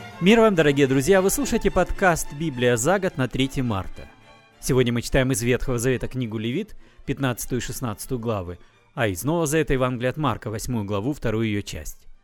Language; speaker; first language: Russian; native; Russian